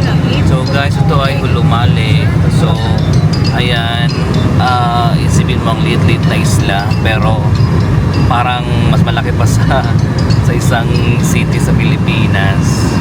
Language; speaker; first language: Filipino; non-native, local second language; Waray